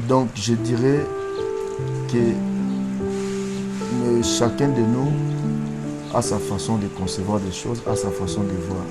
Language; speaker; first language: French; non-native, local second language; Lingala